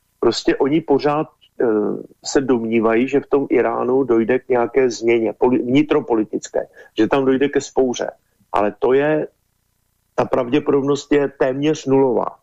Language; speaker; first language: Czech; native; Czech